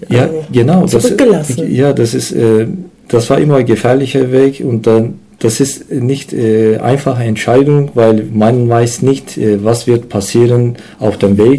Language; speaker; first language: German; non-native, learner; Turkish